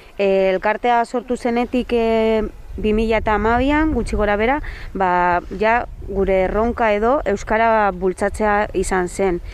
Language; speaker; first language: Basque; non-native, local second language; Spanish